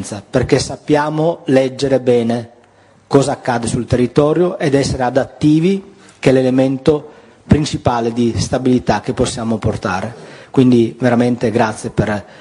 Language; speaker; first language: Italian; native; Italian